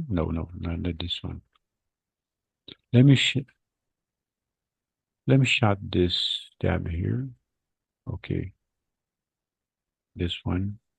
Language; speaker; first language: English; non-native, fluent; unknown